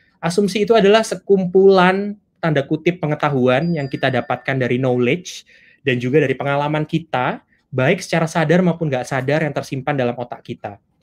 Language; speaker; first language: Indonesian; native; Indonesian